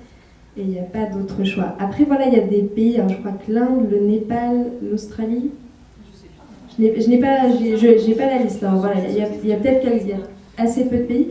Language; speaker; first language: French; native; French